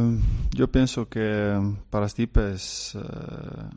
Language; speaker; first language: Spanish; non-native, learner; Croatian